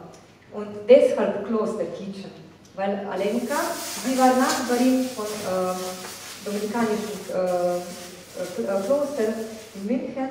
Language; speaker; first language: German; non-native, fluent; Slovenian